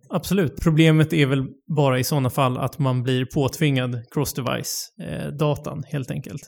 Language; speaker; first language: Swedish; native; Swedish